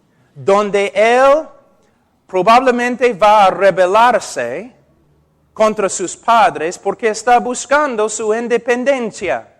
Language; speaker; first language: Spanish; non-native, fluent; English